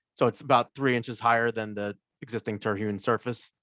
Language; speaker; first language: English; native; English